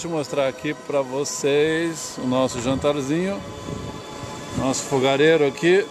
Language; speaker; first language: Portuguese; native; Portuguese